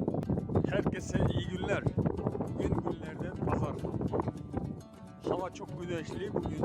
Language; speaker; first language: Turkish; non-native, fluent; Kyrgyz